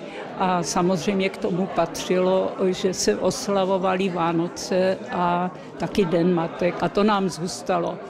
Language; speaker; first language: Czech; early bilingual, heritage; Czech